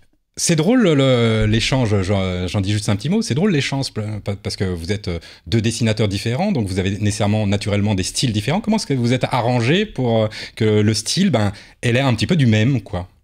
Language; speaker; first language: French; native; French